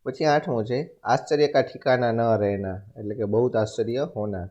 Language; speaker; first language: Hindi; non-native, local second language; Gujarati